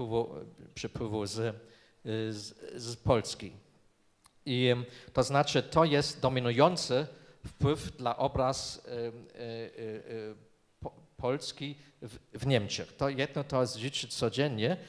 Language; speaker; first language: Polish; non-native, fluent; German